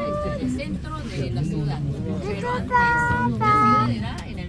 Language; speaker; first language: Spanish; non-native, fluent; Korean